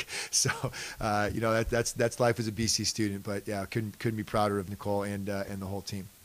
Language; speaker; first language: English; native; English